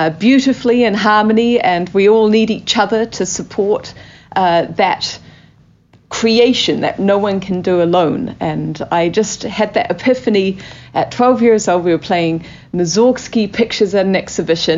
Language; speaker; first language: English; native; English